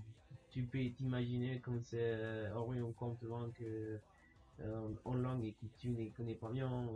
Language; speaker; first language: French; non-native, learner; Spanish